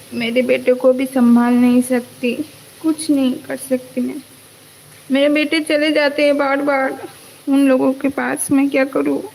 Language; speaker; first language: Hindi; non-native, local second language; Bangla